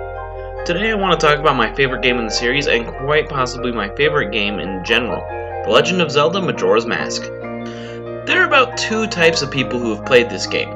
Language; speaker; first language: English; native; English